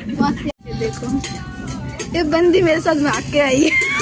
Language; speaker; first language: Hindi; non-native, local second language; Bangla